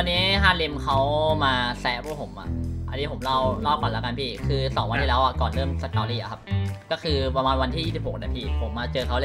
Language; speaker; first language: Thai; native; Thai